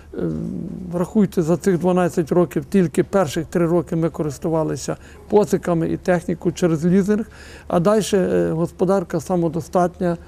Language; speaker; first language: Ukrainian; native; Ukrainian